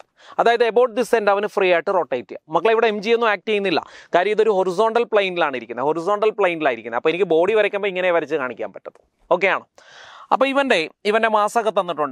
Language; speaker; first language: Malayalam; native; Malayalam